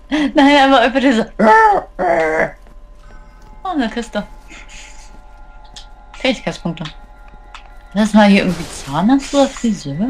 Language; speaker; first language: German; native; German